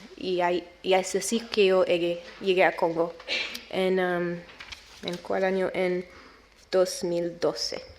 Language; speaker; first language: Spanish; non-native, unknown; Romanian